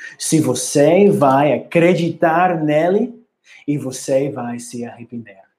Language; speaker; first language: Portuguese; non-native, learner; English